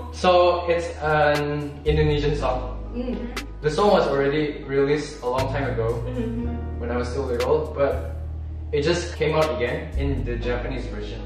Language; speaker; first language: English; non-native, fluent; Indonesian